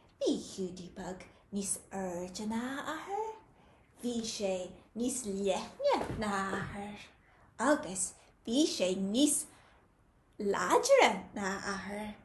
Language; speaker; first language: Irish; native; Irish